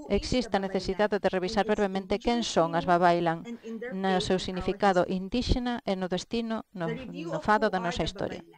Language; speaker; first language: Galician; non-native, fluent; Filipino